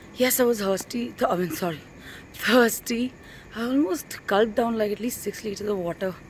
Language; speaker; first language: English; non-native, local second language; Hindi